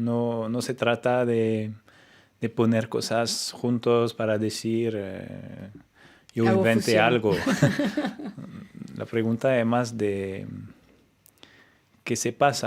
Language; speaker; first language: Spanish; non-native, fluent; French